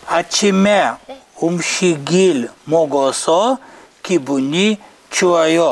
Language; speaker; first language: Korean; non-native, learner; Lithuanian